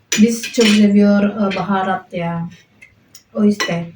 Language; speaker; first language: Turkish; non-native, learner; Indonesian